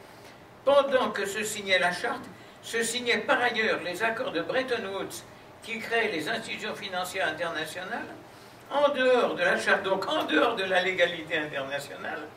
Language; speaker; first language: French; native; French